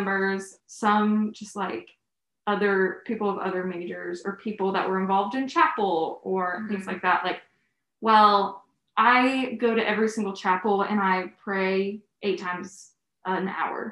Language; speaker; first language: English; native; English